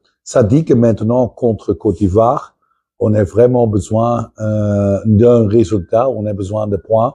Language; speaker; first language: French; non-native, fluent; Dutch